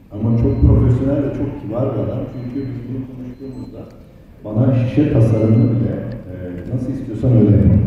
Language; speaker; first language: Turkish; native; Turkish